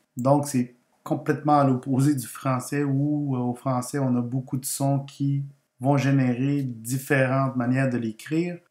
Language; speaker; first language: French; non-native, fluent; Spanish